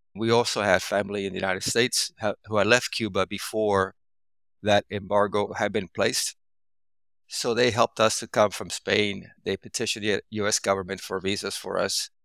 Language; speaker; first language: English; early bilingual, other home language; Spanish